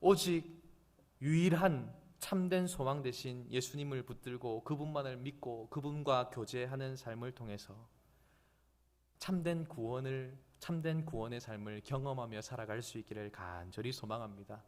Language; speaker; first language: Korean; native; Korean